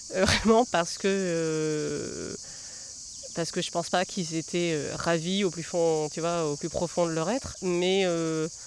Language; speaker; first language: French; native; French